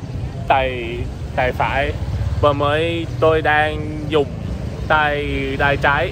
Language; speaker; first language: Vietnamese; non-native, learner; English